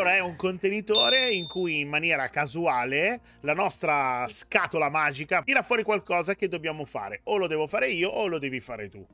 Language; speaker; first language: Italian; native; Italian